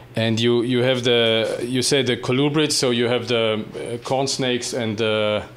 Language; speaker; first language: English; non-native, fluent; German